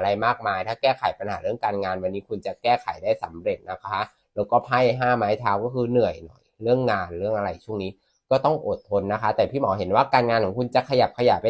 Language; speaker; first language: Thai; native; Thai